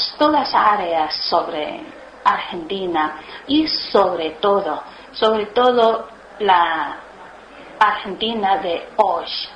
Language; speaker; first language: Spanish; non-native, learner; Chinese